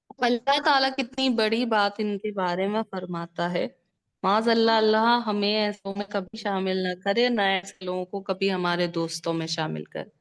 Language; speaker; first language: Urdu; native; Urdu